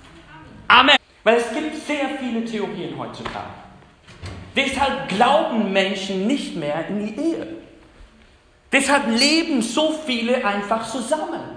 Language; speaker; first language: German; non-native, fluent; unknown